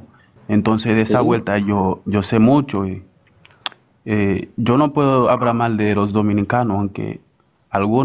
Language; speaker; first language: Spanish; early bilingual, other home language; Haitian Creole